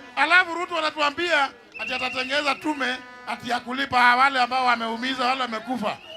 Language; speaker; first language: Swahili; non-native, local second language; Kikuyu